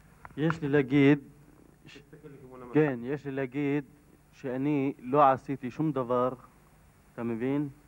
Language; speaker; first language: Hebrew; non-native, local second language; Arabic